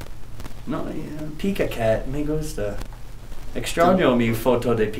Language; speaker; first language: Spanish; non-native, learner; English